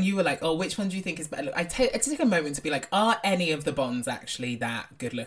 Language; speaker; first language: English; native; English